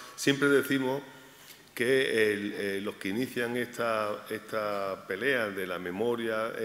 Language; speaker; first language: Spanish; native; Spanish